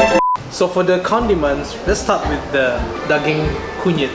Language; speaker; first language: English; non-native, local second language; Malay